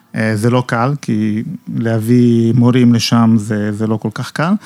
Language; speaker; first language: Hebrew; non-native, fluent; Italian